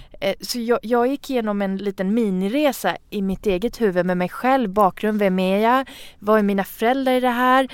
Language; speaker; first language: Swedish; early bilingual, other home language; Persian